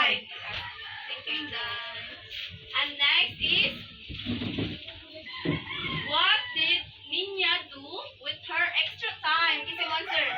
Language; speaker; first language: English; non-native, local second language; Cebuano